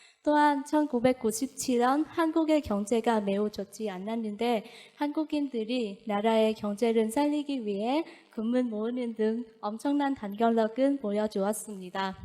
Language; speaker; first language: Korean; non-native, fluent; Vietnamese